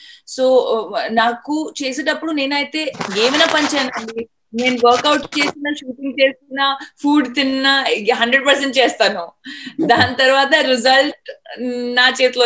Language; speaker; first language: Telugu; non-native, fluent; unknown